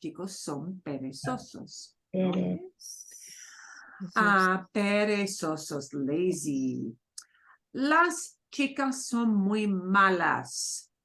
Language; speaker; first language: Spanish; non-native, fluent; English